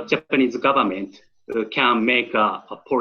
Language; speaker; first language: English; non-native, learner; Japanese